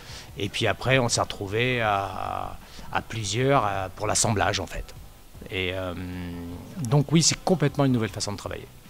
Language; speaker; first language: French; native; French